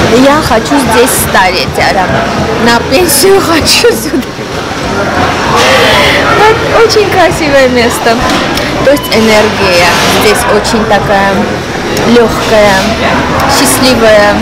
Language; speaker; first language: Russian; non-native, fluent; Armenian